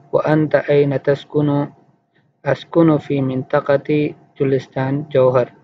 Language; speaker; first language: Arabic; non-native, fluent; Urdu